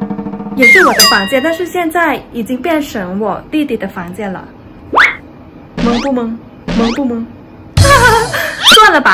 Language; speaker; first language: Chinese; non-native, fluent; Thai